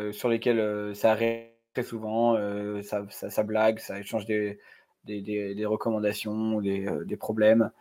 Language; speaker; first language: French; native; French